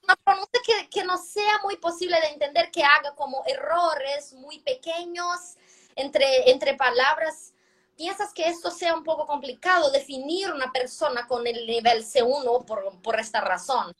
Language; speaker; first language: Spanish; non-native, fluent; Portuguese